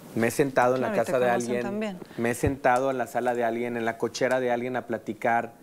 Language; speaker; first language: Spanish; native; Spanish